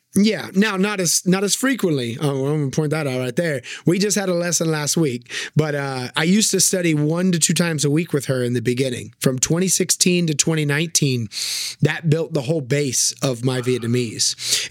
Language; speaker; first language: English; native; English